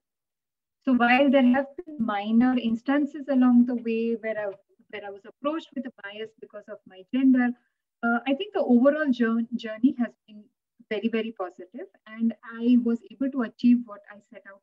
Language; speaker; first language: English; non-native, local second language; Gujarati